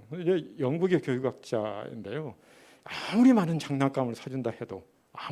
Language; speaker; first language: Korean; native; Korean